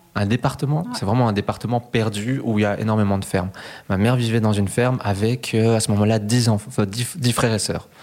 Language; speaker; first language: French; early bilingual, other home language; Spanish